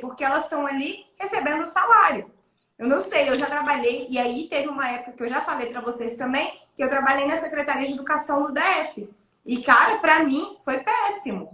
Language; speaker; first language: Portuguese; native; Portuguese